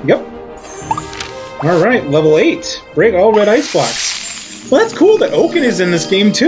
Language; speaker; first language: English; native; English